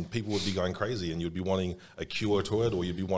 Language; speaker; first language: English; native; English